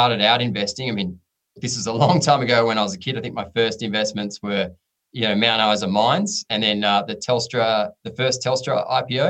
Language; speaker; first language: English; native; English